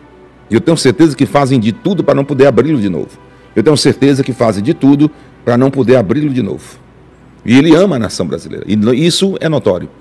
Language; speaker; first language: Portuguese; native; Portuguese